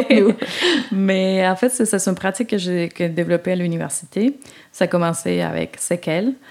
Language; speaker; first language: French; non-native, fluent; Spanish